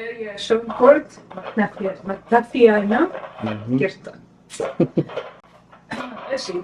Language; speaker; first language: Amharic; non-native, learner; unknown